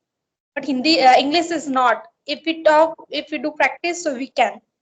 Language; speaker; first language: English; non-native, learner; Marathi